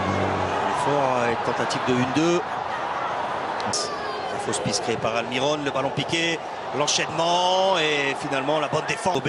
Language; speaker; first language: French; native; French